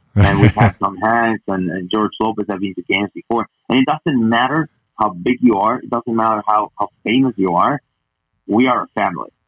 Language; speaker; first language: English; non-native, fluent; Spanish